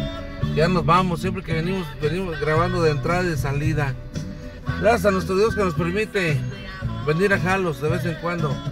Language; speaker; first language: Spanish; native; Spanish